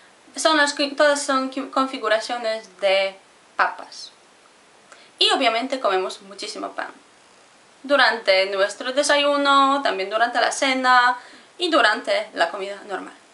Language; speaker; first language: Spanish; non-native, fluent; Polish